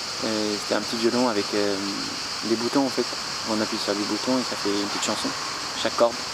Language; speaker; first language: French; non-native, fluent; Arabic